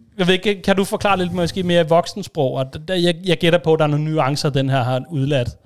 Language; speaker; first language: Danish; native; Danish